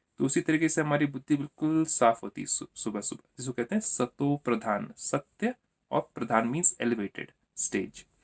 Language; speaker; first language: Hindi; native; Hindi